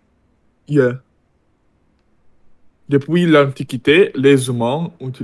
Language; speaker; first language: French; non-native, learner; Russian